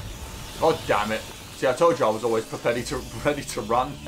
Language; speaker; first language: English; native; English